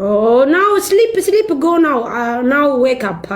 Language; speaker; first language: English; non-native, learner; Amharic